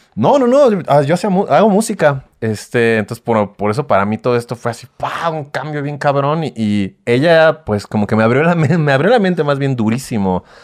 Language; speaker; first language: Spanish; native; Spanish